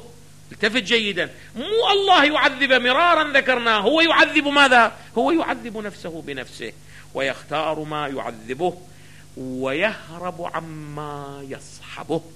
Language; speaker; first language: Arabic; native; Arabic